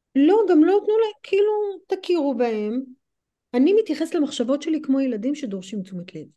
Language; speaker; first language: Hebrew; non-native, fluent; English